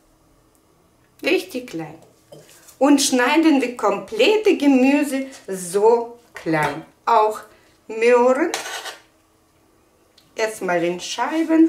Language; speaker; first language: German; non-native, fluent; Russian